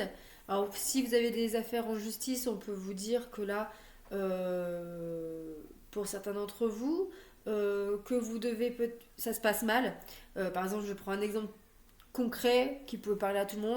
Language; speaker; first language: French; native; French